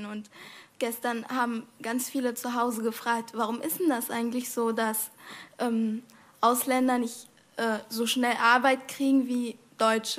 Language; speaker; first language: German; non-native, fluent; Arabic